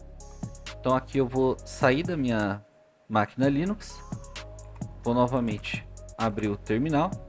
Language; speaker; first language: Portuguese; native; Portuguese